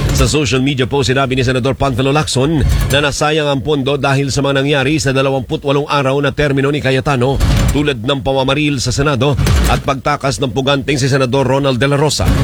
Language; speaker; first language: Filipino; native; Filipino